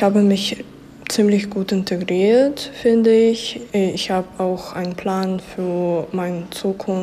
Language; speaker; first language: German; non-native, fluent; Ukrainian